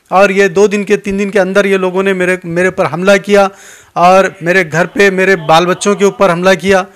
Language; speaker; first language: Hindi; non-native, local second language; Urdu